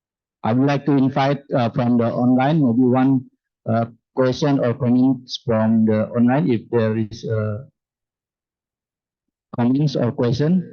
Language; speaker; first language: English; non-native, fluent; Indonesian